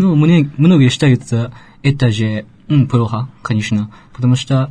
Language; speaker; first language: Russian; non-native, learner; Japanese